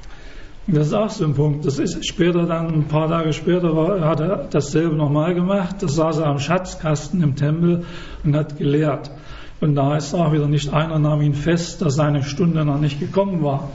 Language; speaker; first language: German; native; German